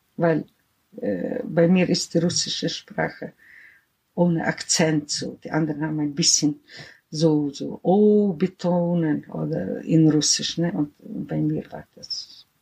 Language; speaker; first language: German; early bilingual, heritage; German